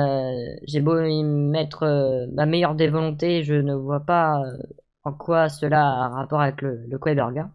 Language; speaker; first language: French; native; French